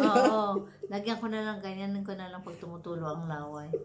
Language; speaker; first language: Filipino; non-native, local second language; Cebuano